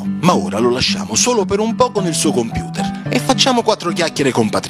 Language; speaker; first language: Italian; native; Italian